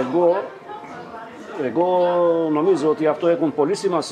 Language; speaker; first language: Greek; non-native, learner; Albanian